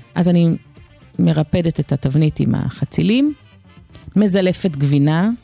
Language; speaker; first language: Hebrew; native; Hebrew